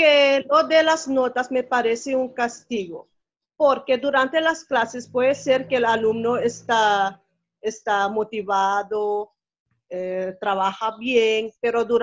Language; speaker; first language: Spanish; non-native, fluent; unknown